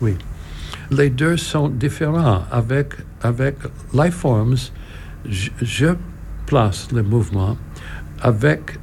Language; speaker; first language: French; non-native, learner; English